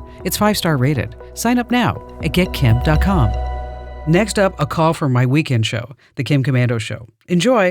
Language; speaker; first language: English; native; English